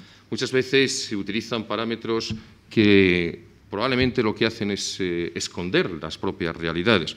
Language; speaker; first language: Spanish; native; Spanish